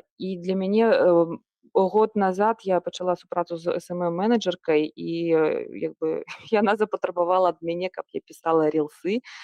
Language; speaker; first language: Belarusian; non-native, local second language; Russian